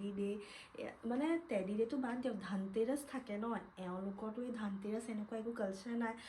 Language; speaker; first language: Assamese; native; Assamese